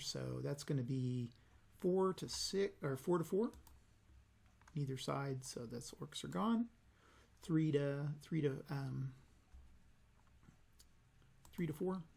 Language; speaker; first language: English; native; English